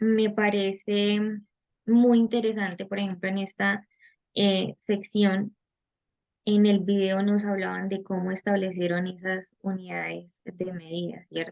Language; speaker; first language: Spanish; native; Spanish